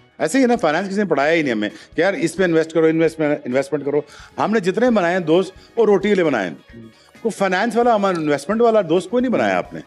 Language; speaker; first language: Urdu; non-native, local second language; Punjabi